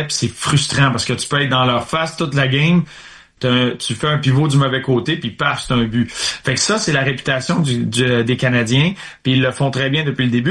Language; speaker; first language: French; native; French